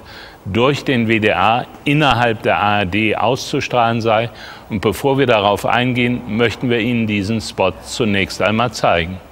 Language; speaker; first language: German; native; German